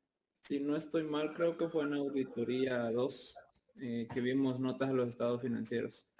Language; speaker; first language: Spanish; native; Spanish